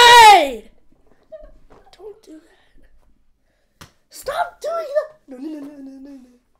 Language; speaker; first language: English; native; English